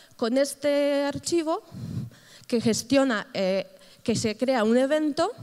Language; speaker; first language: Spanish; non-native, fluent; Polish